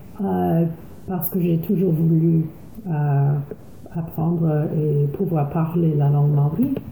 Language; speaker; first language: French; non-native, fluent; English